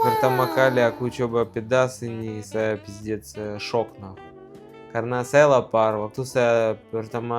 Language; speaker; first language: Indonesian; non-native, learner; Russian